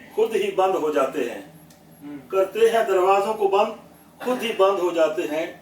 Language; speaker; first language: Urdu; non-native, local second language; Punjabi